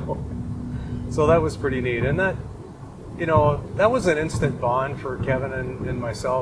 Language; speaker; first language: English; native; English